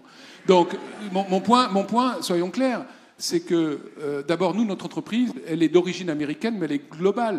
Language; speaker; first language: French; native; French